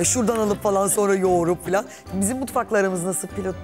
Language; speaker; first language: Turkish; native; Turkish